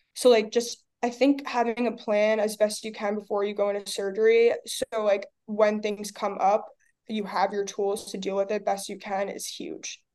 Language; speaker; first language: English; native; English